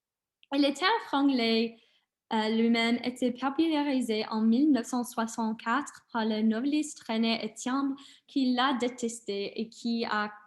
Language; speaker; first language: French; non-native, learner; English